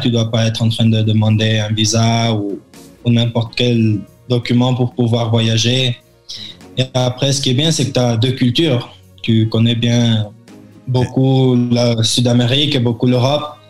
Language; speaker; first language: French; early bilingual, heritage; French